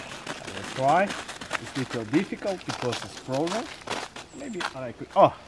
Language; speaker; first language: English; non-native, learner; Ukrainian